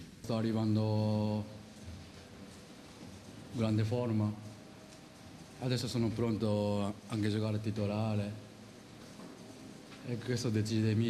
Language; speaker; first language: Italian; non-native, learner; Japanese